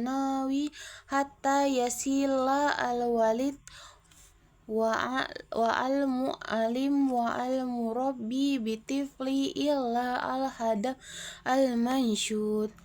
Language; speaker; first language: Arabic; non-native, learner; Indonesian